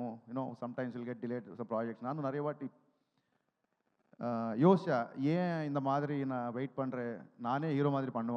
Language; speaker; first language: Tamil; non-native, learner; Telugu